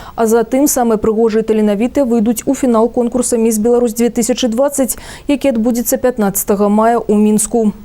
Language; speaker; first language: Belarusian; native; Belarusian